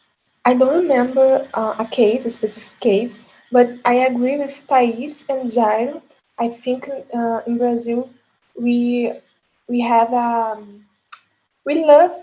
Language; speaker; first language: English; non-native, learner; Portuguese